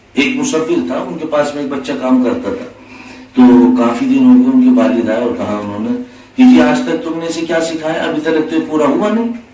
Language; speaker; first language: Urdu; native; Urdu